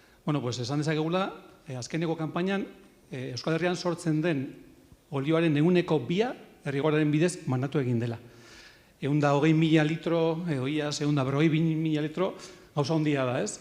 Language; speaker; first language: Basque; native; Basque